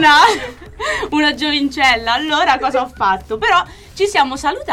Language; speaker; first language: Italian; native; Italian